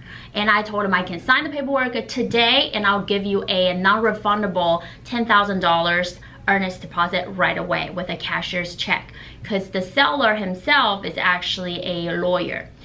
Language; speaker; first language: English; non-native, fluent; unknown